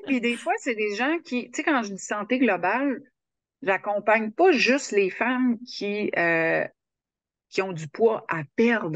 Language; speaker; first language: French; native; French